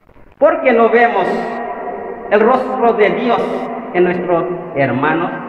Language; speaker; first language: Spanish; non-native, fluent; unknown